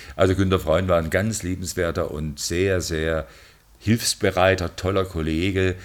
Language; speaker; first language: German; native; German